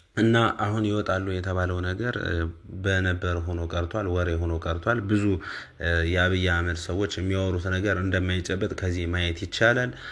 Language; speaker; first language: Amharic; native; Amharic